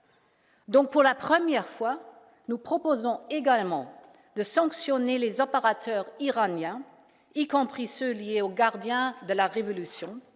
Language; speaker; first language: French; non-native, fluent; German